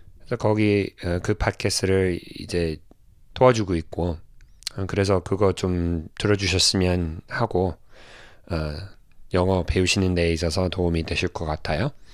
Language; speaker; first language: Korean; non-native, fluent; English